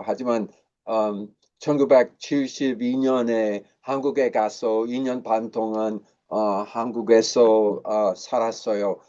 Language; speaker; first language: Korean; non-native, learner; English